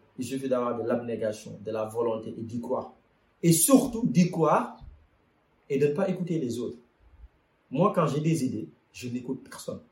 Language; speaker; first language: French; non-native, local second language; Wolof